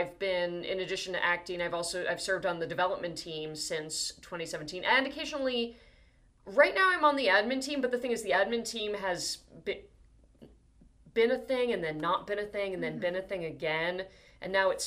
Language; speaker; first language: English; native; English